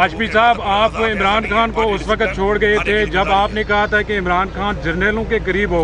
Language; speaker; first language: Urdu; native; Urdu